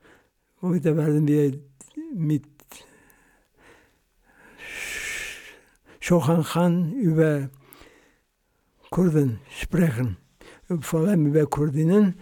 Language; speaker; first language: German; non-native, fluent; Central Kurdish